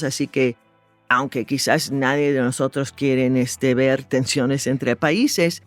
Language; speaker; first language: Spanish; non-native, fluent; English